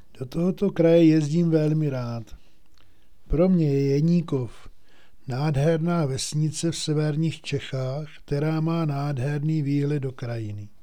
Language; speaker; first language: Czech; native; Czech